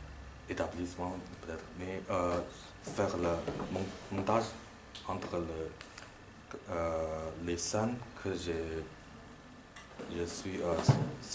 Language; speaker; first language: French; non-native, learner; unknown